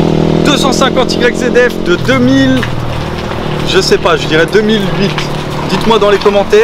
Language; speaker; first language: French; native; French